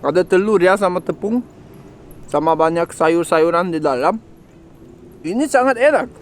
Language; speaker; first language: Indonesian; non-native, learner; Norwegian